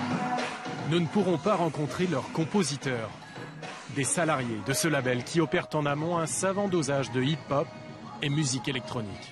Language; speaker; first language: French; native; French